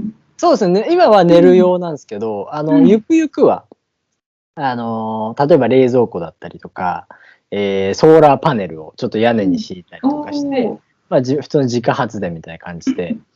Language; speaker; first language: Japanese; native; Japanese